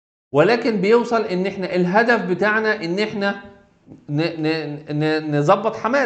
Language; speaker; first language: Arabic; native; Arabic